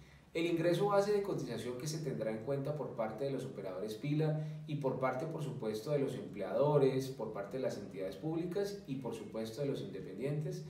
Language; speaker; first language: Spanish; native; Spanish